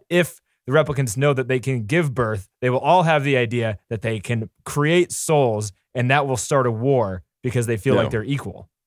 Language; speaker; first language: English; native; English